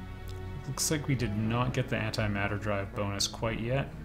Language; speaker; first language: English; native; English